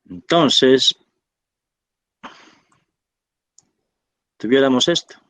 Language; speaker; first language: Spanish; native; Spanish